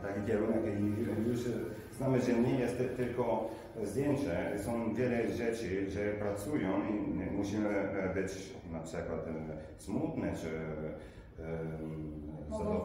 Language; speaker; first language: Polish; non-native, learner; Italian